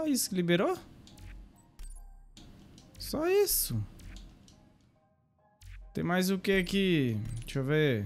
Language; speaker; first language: Portuguese; native; Portuguese